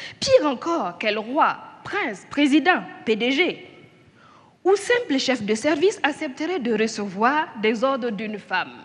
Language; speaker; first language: French; non-native, local second language; Mossi